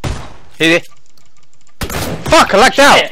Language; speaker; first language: English; native; English